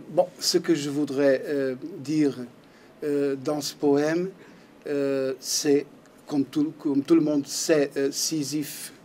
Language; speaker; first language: French; non-native, fluent; Portuguese